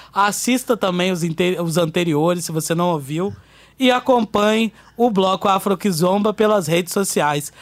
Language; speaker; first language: Portuguese; native; Portuguese